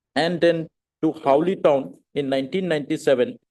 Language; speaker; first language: English; non-native, local second language; Assamese